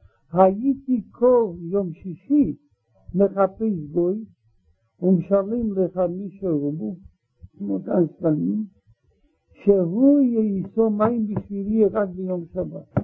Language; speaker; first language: Hebrew; non-native, learner; Russian